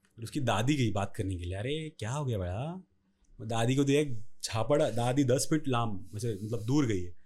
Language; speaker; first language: Hindi; non-native, local second language; Marathi